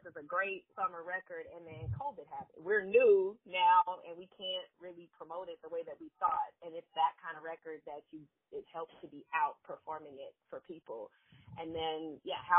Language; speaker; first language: English; native; English